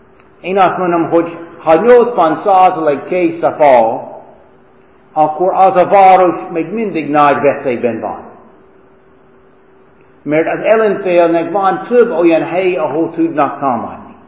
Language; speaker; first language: Hungarian; non-native, fluent; English